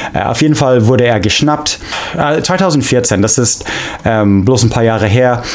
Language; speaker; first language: German; non-native, fluent; English